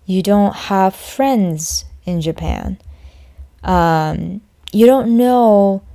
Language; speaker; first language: English; non-native, fluent; Japanese